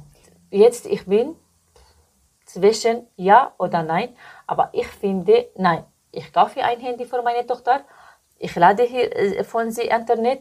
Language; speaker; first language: German; non-native, learner; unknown